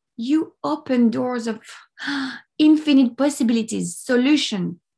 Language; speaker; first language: English; non-native, fluent; French